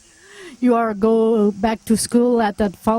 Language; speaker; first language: English; non-native, local second language; French